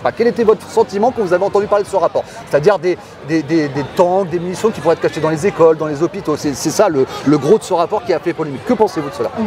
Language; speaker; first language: French; native; French